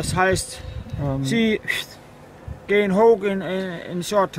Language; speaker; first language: German; non-native, learner; Danish